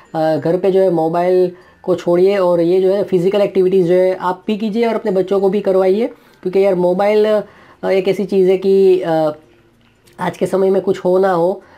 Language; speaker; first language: Hindi; non-native, local second language; Gujarati